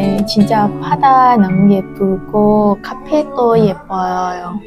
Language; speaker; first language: Korean; non-native, learner; Hmong